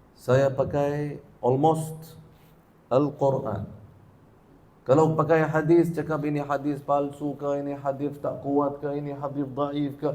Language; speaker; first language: Malay; non-native, learner; Arabic